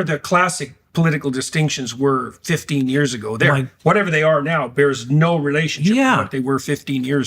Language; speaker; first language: English; native; English